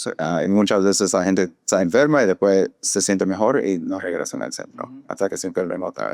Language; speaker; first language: Spanish; non-native, fluent; English